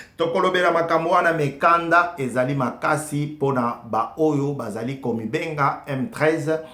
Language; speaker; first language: Lingala; non-native, local second language; Luba-Lulua